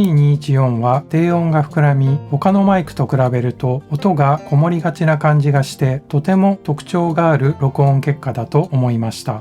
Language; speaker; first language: Japanese; native; Japanese